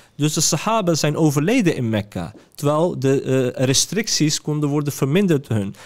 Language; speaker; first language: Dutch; early bilingual, other home language; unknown